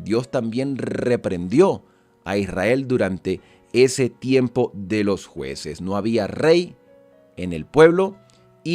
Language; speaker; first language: Spanish; native; Spanish